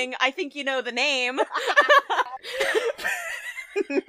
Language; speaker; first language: English; native; English